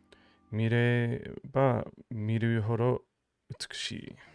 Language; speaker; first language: Japanese; non-native, learner; English